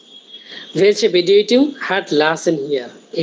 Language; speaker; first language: German; non-native, learner; Bangla